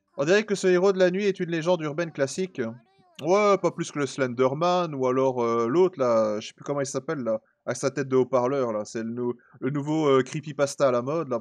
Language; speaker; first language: French; native; French